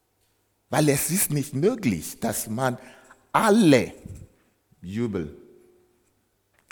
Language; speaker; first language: German; non-native, fluent; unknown